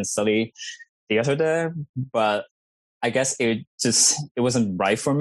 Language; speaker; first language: English; non-native, fluent; Cantonese